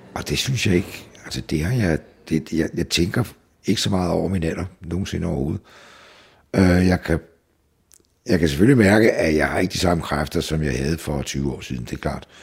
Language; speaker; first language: Danish; native; Danish